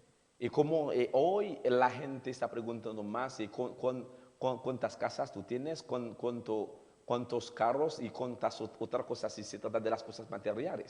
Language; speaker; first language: Spanish; non-native, learner; Haitian Creole